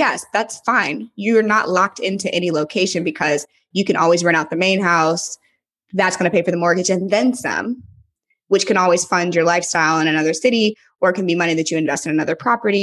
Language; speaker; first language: English; native; English